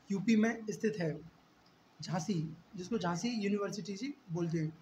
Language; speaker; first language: Hindi; native; Hindi